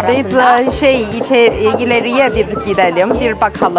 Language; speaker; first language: Turkish; non-native, learner; Chinese